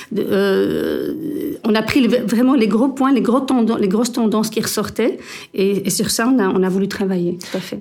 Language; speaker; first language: French; native; French